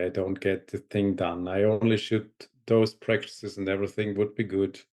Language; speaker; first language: English; non-native, fluent; German